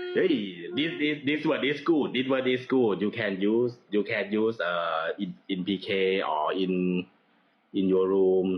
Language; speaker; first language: English; non-native, learner; Thai